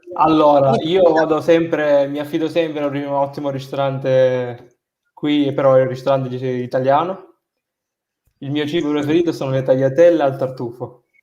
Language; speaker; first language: Italian; native; Italian